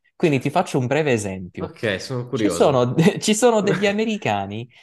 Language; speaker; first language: Italian; non-native, fluent; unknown